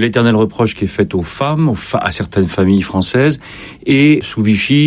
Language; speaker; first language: French; native; French